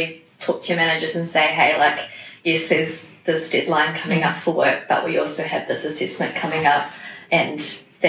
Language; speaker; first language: English; native; English